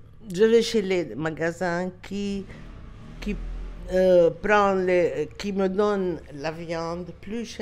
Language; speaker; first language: French; non-native, local second language; Arabic